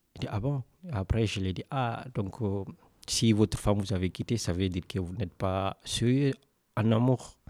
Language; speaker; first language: French; non-native, local second language; Fula